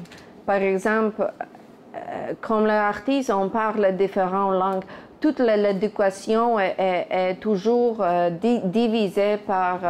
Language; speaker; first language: French; non-native, fluent; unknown